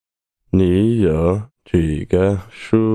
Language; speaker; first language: Chinese; non-native, learner; English